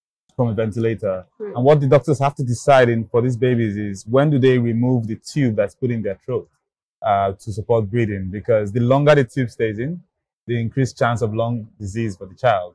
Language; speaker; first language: English; non-native, local second language; Igbo